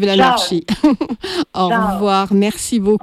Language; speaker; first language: French; native; French